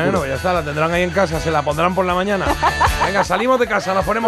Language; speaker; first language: Spanish; native; Spanish